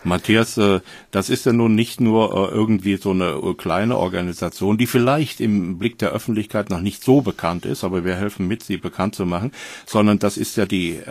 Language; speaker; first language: German; native; German